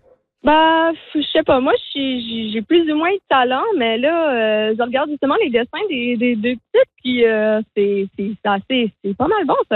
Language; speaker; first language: French; native; French